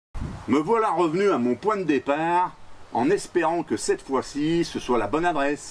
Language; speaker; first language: French; native; French